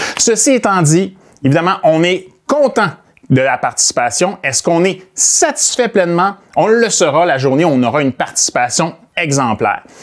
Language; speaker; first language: French; native; French